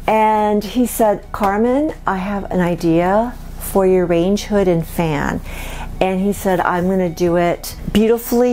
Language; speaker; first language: English; non-native, fluent; Spanish